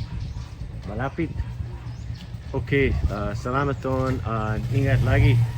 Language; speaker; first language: Cebuano; non-native, learner; English